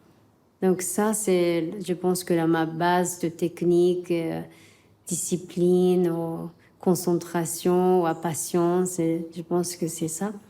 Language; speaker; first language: French; non-native, learner; Japanese